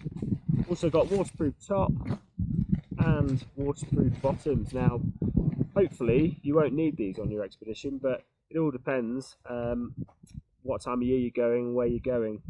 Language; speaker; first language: English; native; English